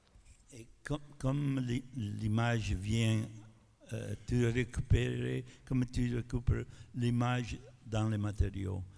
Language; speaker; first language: French; non-native, fluent; Italian